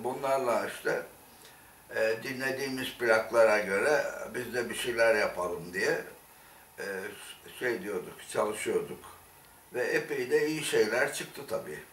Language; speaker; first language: Turkish; native; Turkish